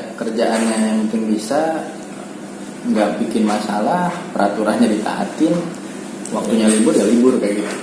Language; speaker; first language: Indonesian; native; Indonesian